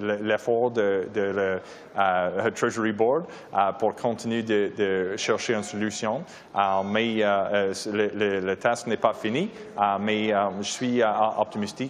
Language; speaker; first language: French; non-native, local second language; English